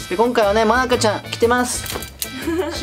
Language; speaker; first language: Japanese; native; Japanese